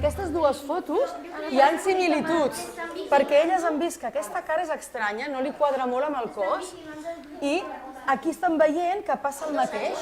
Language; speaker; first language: Catalan; native; Catalan